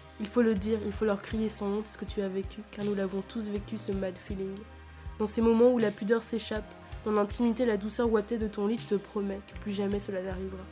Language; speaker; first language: French; native; French